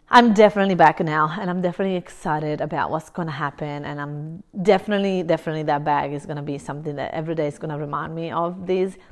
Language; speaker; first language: English; non-native, fluent; Italian